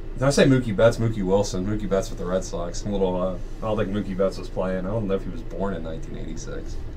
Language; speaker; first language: English; native; English